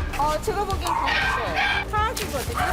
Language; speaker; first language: Korean; native; Korean